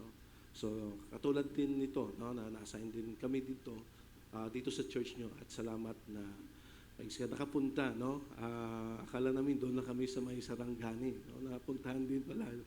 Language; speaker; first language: Filipino; non-native, local second language; Hiligaynon